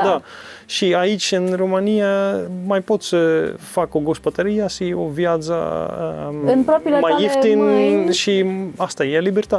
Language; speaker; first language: Romanian; non-native, learner; Dutch